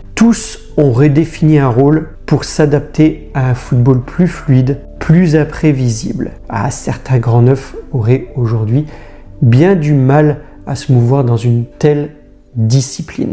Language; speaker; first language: French; native; French